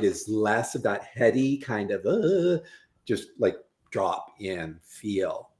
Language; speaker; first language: English; native; English